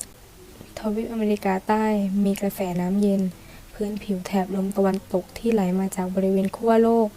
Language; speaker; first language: Thai; native; Thai